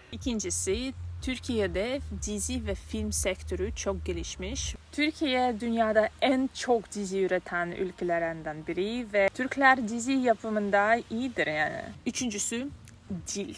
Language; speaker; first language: Turkish; non-native, fluent; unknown